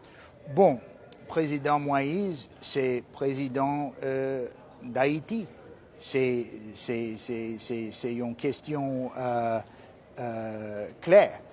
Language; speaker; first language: Haitian Creole; non-native, fluent; English